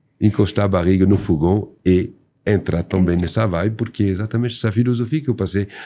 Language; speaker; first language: Portuguese; non-native, fluent; French